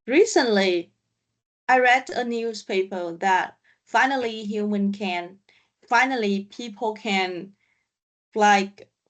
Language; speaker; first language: English; non-native, learner; Vietnamese